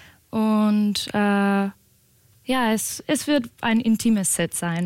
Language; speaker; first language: German; non-native, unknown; Spanish